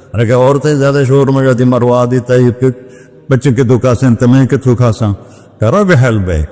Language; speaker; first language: Urdu; non-native, local second language; Punjabi